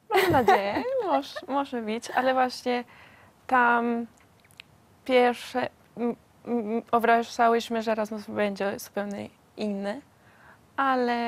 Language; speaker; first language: Polish; non-native, learner; Spanish